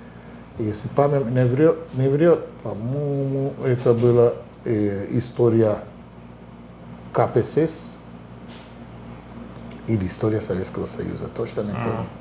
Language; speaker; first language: Russian; non-native, fluent; Spanish